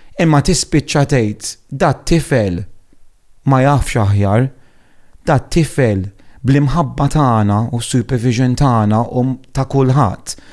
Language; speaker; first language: Maltese; non-native, fluent; Italian